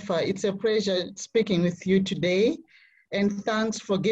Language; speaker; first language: English; non-native, local second language; Nyanja